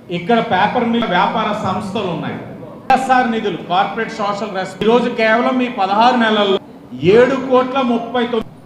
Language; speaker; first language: Telugu; native; Telugu